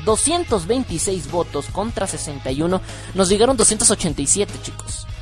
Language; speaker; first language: Spanish; native; Spanish